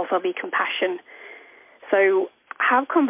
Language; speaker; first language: English; native; English